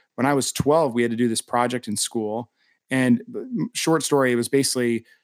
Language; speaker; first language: English; native; English